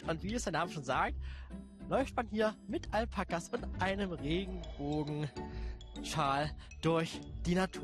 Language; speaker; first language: German; native; German